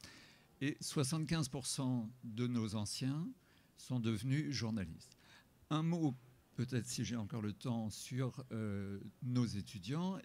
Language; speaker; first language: French; native; French